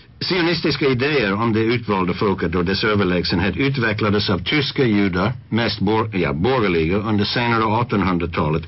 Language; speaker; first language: Swedish; non-native, fluent; English